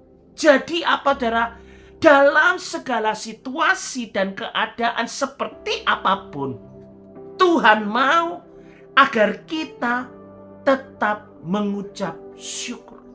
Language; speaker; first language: Indonesian; native; Indonesian